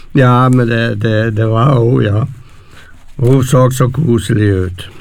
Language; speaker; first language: Norwegian; native; Norwegian